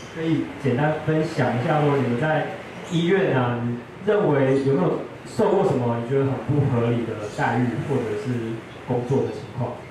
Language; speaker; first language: Chinese; native; Chinese